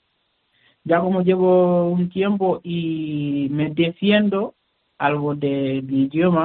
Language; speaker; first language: Spanish; non-native, learner; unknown